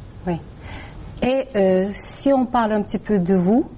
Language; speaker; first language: French; non-native, fluent; Kyrgyz